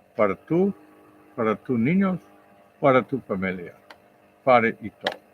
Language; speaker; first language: Spanish; non-native, learner; English